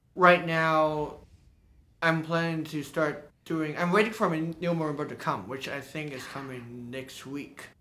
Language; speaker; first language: English; non-native, local second language; Cantonese